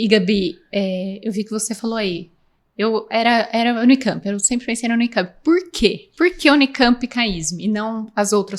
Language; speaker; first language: Portuguese; native; Portuguese